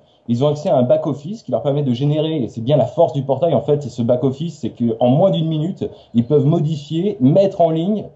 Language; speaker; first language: French; native; French